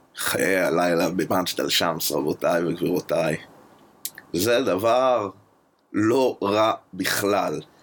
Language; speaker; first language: Hebrew; native; Hebrew